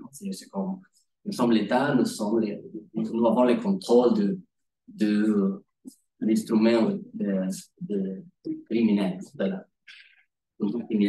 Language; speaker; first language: French; non-native, learner; Spanish